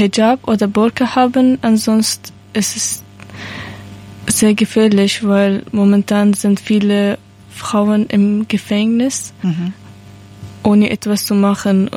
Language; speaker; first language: German; non-native, learner; Persian